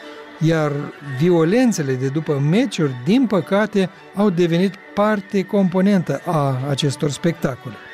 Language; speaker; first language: Romanian; native; Romanian